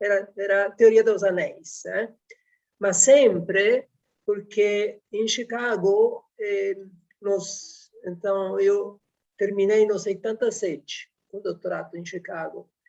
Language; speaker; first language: Portuguese; non-native, fluent; Italian